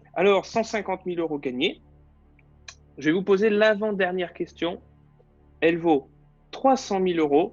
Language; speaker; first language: French; native; French